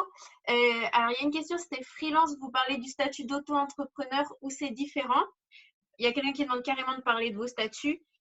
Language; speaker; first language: French; native; French